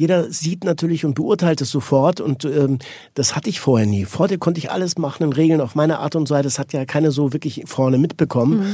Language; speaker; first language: German; native; German